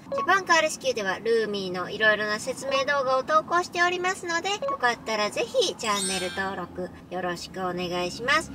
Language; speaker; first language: Japanese; native; Japanese